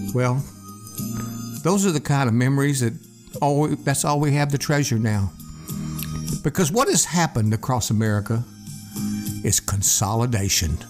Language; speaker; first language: English; native; English